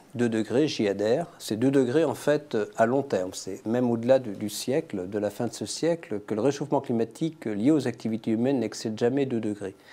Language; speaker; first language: French; native; French